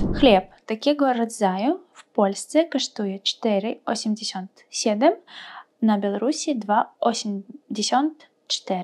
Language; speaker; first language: Polish; non-native, fluent; Russian